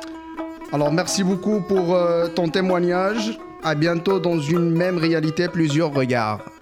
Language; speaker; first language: French; non-native, learner; Spanish